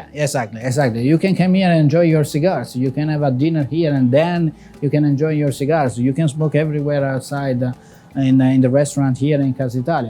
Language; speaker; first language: English; non-native, fluent; Italian